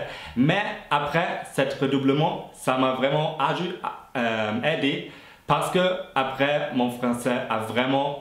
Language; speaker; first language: French; non-native, fluent; German